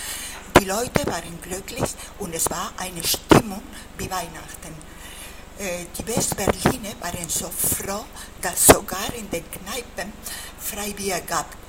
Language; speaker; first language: German; non-native, fluent; Spanish